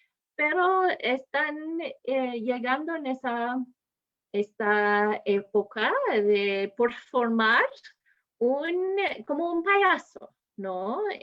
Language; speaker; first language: Spanish; non-native, fluent; English